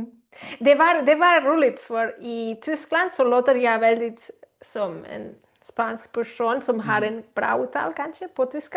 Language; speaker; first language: Swedish; non-native, learner; Spanish